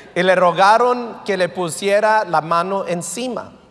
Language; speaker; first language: Spanish; early bilingual, heritage; Spanish